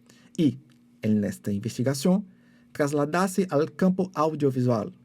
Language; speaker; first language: Spanish; non-native, fluent; Portuguese